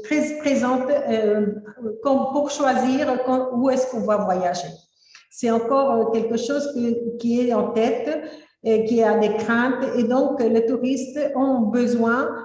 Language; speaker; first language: French; non-native, fluent; Spanish